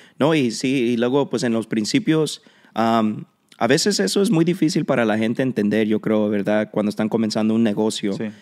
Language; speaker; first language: Spanish; early bilingual, heritage; Spanish